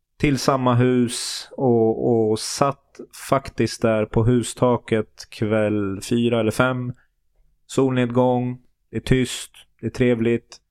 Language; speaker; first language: Swedish; early bilingual, other home language; Turoyo